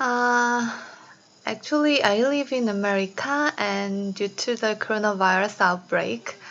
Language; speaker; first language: English; non-native, fluent; Korean